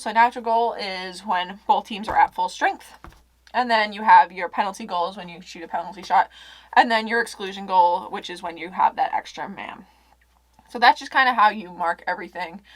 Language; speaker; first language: English; native; English